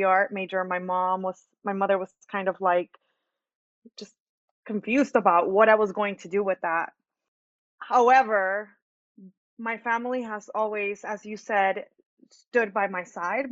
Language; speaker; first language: English; early bilingual, other home language; Spanish